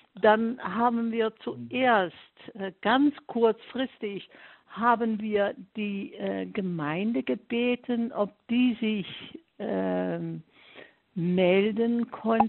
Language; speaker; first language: German; non-native, fluent; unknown